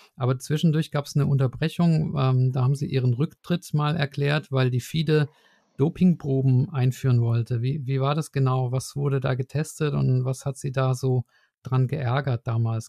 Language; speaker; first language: German; native; German